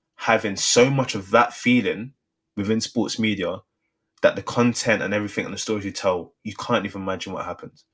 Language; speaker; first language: English; native; English